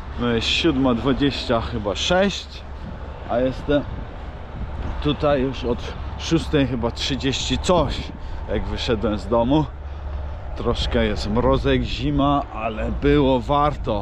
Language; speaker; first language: Polish; non-native, fluent; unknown